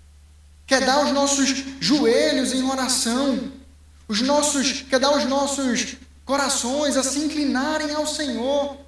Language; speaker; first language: Portuguese; native; Portuguese